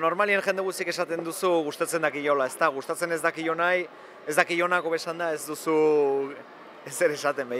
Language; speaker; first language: Basque; native; Basque